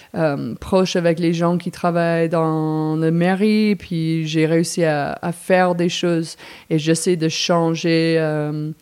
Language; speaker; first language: French; non-native, fluent; English